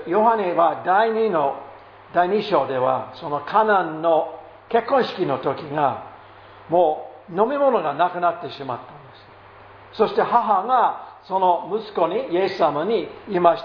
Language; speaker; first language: Japanese; non-native, fluent; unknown